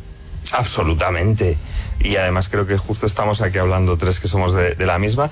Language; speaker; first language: Spanish; native; Spanish